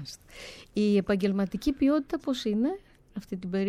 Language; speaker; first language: Greek; native; Greek